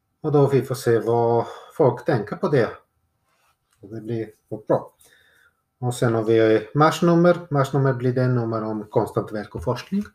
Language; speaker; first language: Swedish; non-native, fluent; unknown